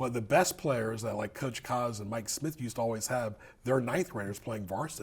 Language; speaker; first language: English; native; English